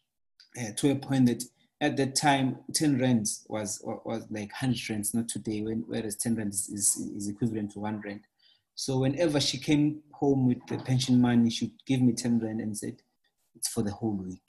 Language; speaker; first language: English; non-native, local second language; Zulu